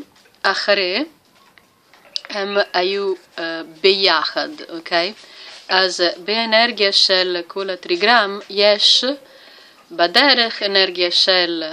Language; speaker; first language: Hebrew; non-native, learner; Italian